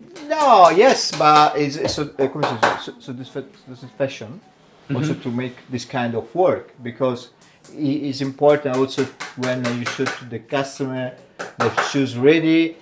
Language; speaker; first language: English; non-native, learner; Italian